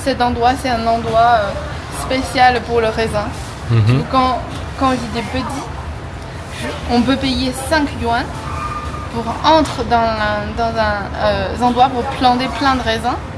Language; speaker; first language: French; non-native, learner; Chinese